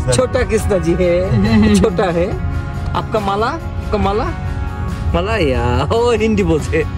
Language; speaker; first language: Hindi; non-native, learner; Bangla